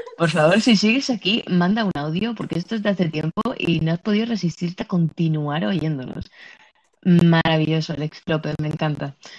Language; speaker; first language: Spanish; native; Spanish